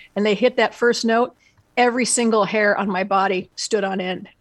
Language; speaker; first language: English; native; English